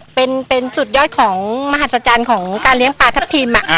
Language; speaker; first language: Thai; native; Thai